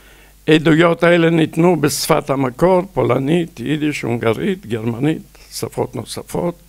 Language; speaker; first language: Hebrew; non-native, fluent; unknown